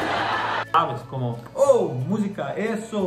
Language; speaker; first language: Spanish; non-native, learner; Croatian